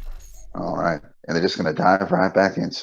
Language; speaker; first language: English; native; English